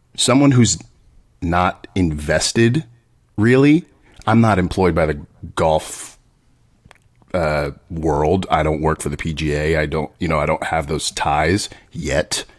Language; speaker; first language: English; native; English